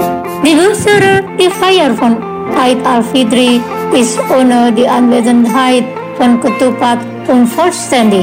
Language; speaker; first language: German; non-native, learner; Indonesian